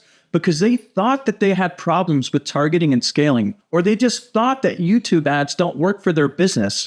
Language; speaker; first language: English; native; English